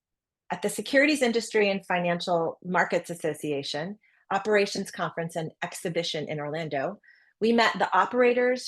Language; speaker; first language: English; native; English